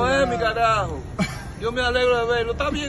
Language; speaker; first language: Spanish; native; Spanish